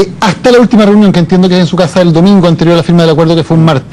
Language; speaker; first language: Spanish; native; Spanish